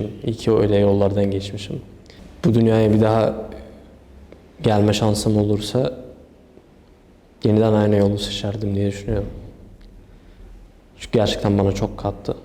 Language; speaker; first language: Turkish; early bilingual, other home language; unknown